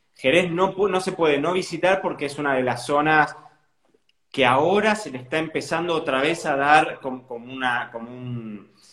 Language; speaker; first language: Spanish; native; Spanish